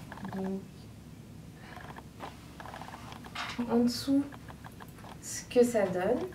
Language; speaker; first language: French; native; French